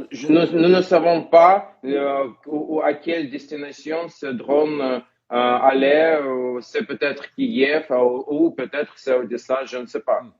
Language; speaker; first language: French; non-native, fluent; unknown